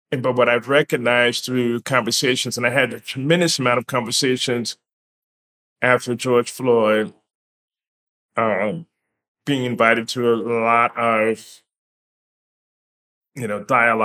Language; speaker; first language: English; native; English